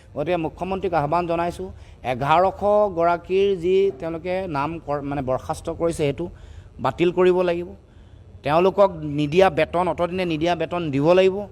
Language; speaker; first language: Assamese; native; Assamese